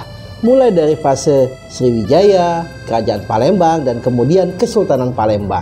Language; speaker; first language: Indonesian; native; Indonesian